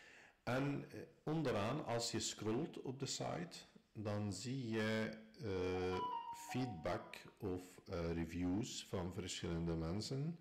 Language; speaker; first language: Dutch; non-native, fluent; Arabic